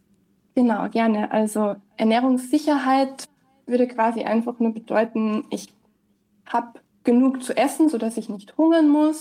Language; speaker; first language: German; native; German